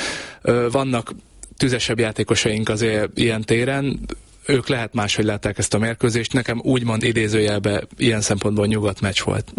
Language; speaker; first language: Hungarian; native; Hungarian